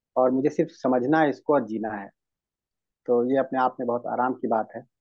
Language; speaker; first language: Hindi; native; Hindi